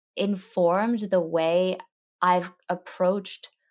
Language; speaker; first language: English; early bilingual, other home language; Japanese